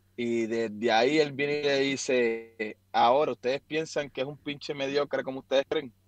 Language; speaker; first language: Spanish; native; Spanish